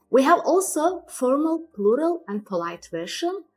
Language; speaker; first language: English; non-native, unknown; Azerbaijani